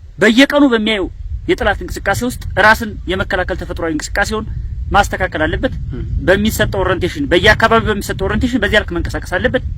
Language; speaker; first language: Amharic; native; Amharic